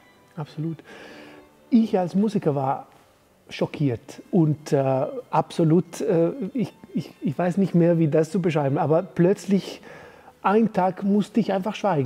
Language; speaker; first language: German; non-native, fluent; Spanish